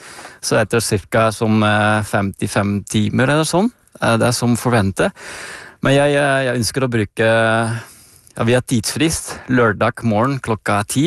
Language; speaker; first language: Norwegian; non-native, fluent; Dutch